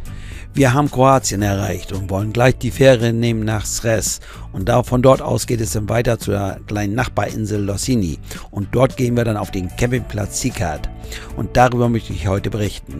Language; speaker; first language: German; native; German